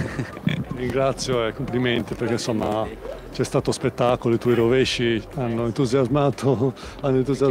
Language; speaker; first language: Italian; native; Italian